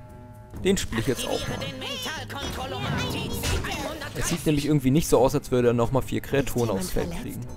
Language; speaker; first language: German; native; German